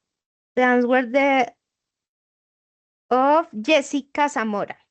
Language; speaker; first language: English; non-native, learner; Spanish